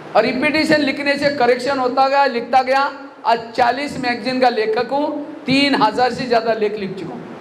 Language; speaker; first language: Hindi; non-native, local second language; Marathi